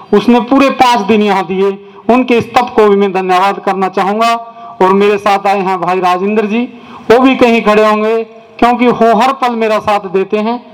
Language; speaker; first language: Hindi; native; Hindi